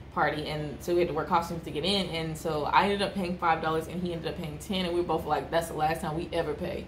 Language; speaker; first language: English; native; English